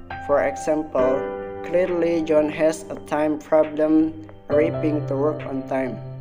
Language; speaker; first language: English; non-native, learner; Indonesian